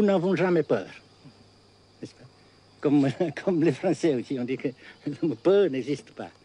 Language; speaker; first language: French; non-native, fluent; Vietnamese